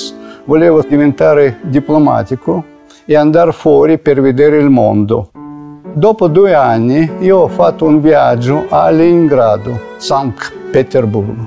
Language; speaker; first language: Italian; non-native, fluent; Russian